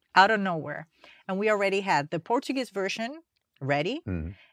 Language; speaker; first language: English; non-native, fluent; Spanish